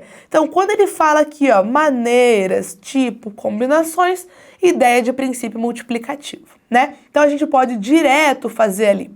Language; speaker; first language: Portuguese; native; Portuguese